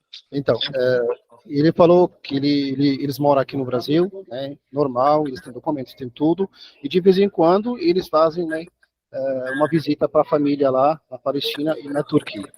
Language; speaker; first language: Portuguese; non-native, fluent; Arabic